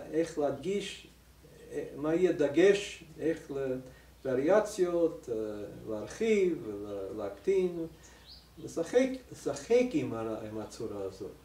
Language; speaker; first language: Hebrew; non-native, fluent; English